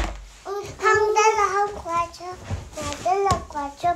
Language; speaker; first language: Vietnamese; early bilingual, heritage; Vietnamese